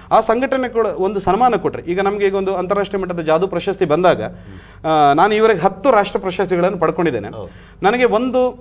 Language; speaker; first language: Kannada; non-native, local second language; Tulu